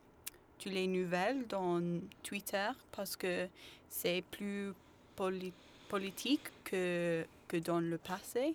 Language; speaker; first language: French; non-native, learner; English